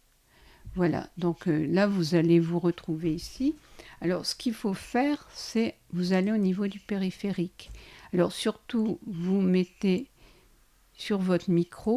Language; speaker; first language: French; native; French